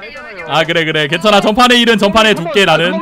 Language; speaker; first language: Korean; native; Korean